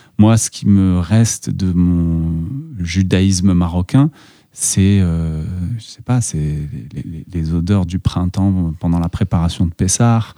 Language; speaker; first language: French; native; French